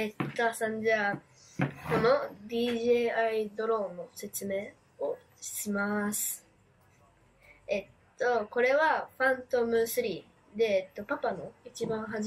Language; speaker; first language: Japanese; early bilingual, heritage; Japanese